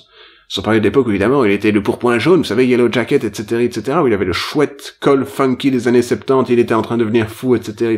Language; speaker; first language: French; native; French